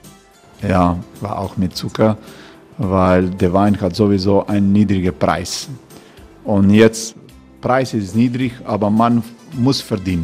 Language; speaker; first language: German; non-native, fluent; Croatian